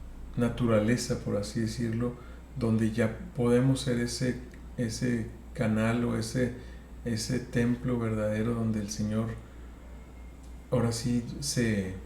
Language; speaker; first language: Spanish; native; Spanish